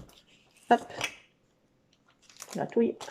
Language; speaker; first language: French; native; French